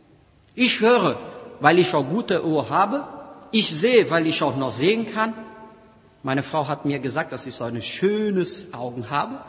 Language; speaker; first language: German; non-native, learner; Portuguese